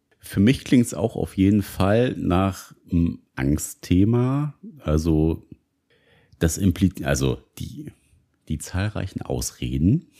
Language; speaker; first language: German; native; German